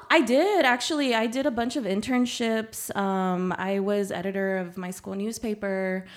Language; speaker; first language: English; early bilingual, other home language; Spanish